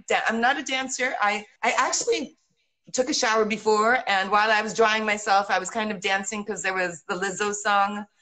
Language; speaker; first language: English; early bilingual, heritage; English